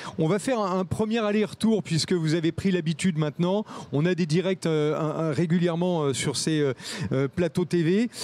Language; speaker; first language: French; native; French